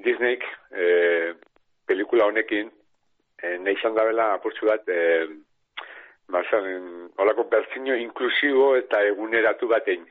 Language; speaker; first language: Basque; native; Basque